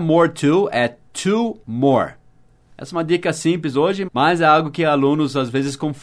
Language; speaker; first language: Portuguese; non-native, fluent; English